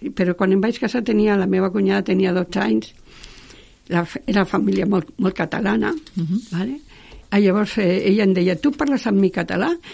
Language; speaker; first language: Catalan; non-native, local second language; Spanish